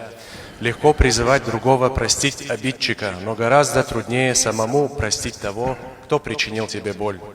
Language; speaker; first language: Russian; non-native, local second language; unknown